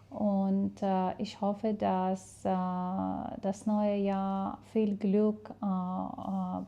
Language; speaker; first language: German; non-native, fluent; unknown